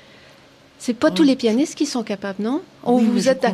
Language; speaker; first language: French; native; French